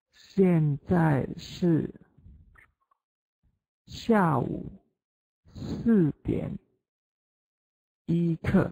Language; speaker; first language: Chinese; non-native, fluent; Indonesian